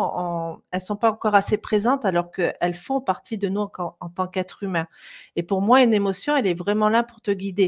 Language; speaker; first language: French; native; French